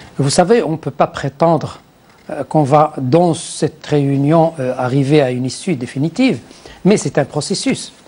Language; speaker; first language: French; non-native, local second language; Arabic